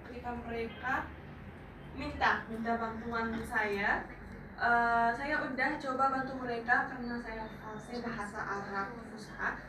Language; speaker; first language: Indonesian; non-native, fluent; Arabic